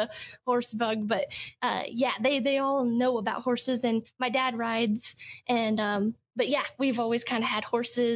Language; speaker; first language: English; native; English